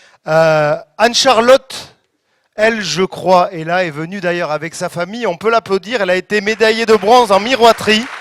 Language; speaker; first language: French; native; French